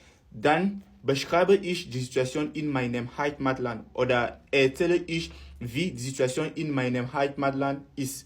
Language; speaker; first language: German; non-native, fluent; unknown